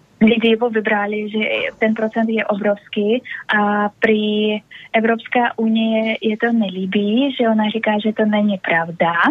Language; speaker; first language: Czech; non-native, learner; Russian